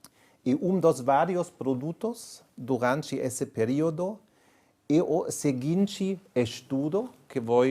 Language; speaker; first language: Portuguese; non-native, fluent; German